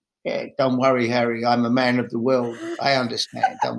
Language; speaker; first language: English; native; English